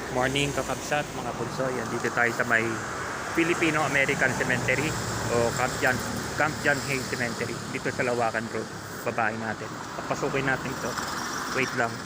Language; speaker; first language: Filipino; non-native, local second language; Iloko